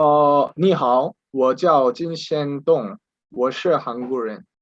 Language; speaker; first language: Chinese; non-native, learner; Korean